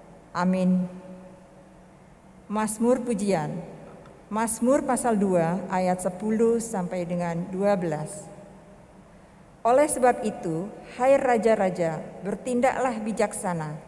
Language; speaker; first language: Indonesian; native; Indonesian